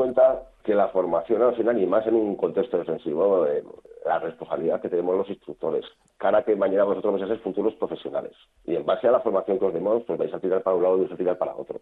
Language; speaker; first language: Spanish; native; Spanish